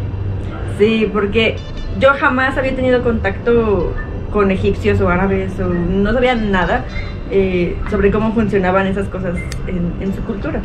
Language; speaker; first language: Spanish; native; Spanish